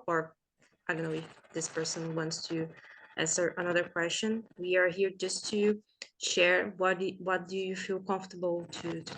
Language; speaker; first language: English; non-native, fluent; Portuguese